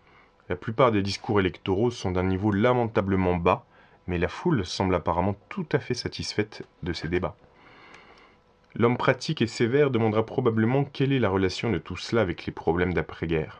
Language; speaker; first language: French; native; French